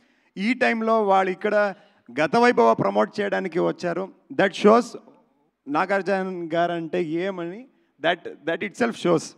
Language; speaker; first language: Telugu; non-native, learner; Kannada